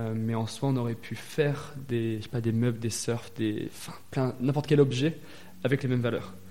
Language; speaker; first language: French; native; French